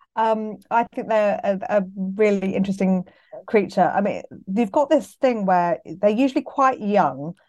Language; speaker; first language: English; native; English